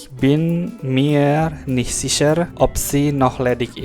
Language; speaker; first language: German; non-native, fluent; Indonesian